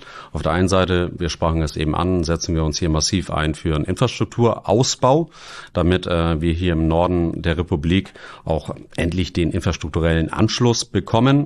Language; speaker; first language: German; native; German